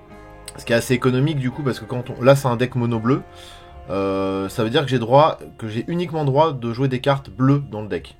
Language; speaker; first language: French; native; French